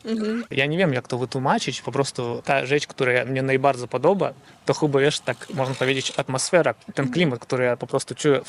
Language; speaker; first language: Polish; non-native, learner; Russian